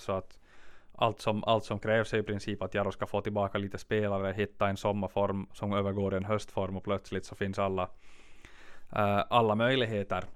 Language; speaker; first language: Swedish; native; Swedish